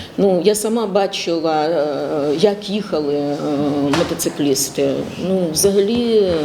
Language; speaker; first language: Ukrainian; native; Ukrainian